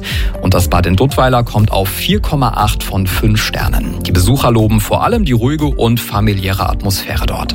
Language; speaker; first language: German; native; German